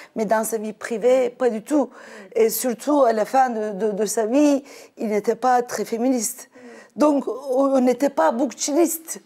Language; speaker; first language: French; non-native, fluent; Turkish